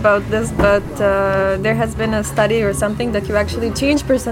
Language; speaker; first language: English; non-native, fluent; Macedonian